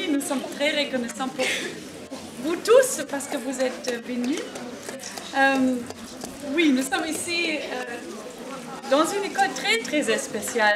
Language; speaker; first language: French; non-native, fluent; German